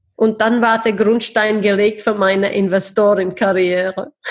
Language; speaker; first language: German; non-native, fluent; Czech